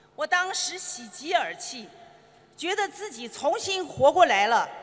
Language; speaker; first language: Chinese; native; Chinese